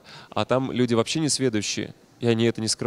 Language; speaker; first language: Russian; native; Russian